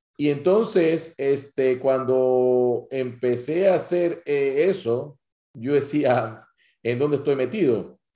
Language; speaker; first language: Spanish; native; Spanish